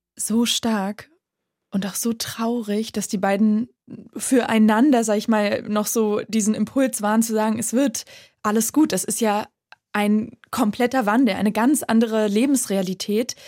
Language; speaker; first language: German; native; German